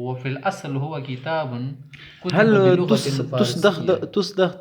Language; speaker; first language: Arabic; non-native, fluent; Urdu